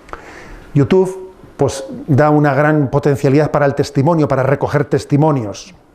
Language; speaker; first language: Spanish; native; Spanish